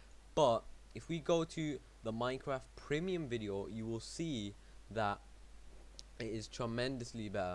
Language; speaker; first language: English; native; English